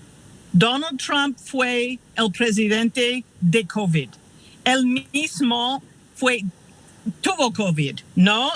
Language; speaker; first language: Spanish; non-native, fluent; English